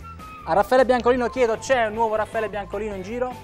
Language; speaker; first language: Italian; native; Italian